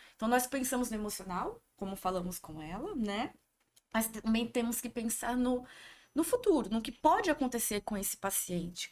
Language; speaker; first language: Portuguese; native; Portuguese